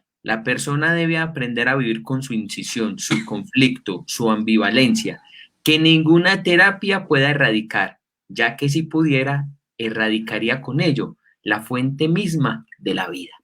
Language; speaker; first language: Spanish; native; Spanish